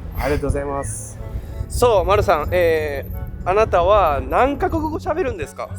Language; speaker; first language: Japanese; native; Japanese